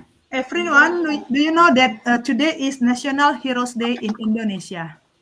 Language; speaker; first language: English; non-native, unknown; Indonesian